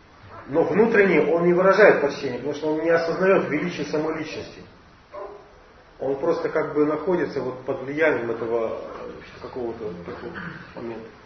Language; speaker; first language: Russian; native; Russian